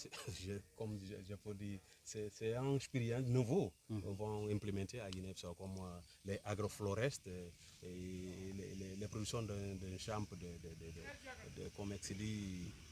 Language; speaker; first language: French; non-native, learner; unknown